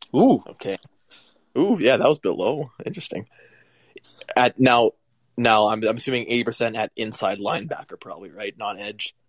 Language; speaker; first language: English; native; English